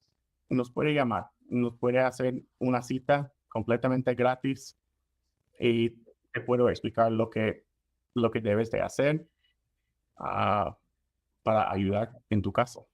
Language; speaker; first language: Spanish; non-native, fluent; English